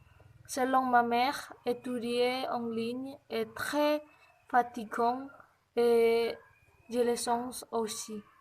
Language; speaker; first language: French; non-native, learner; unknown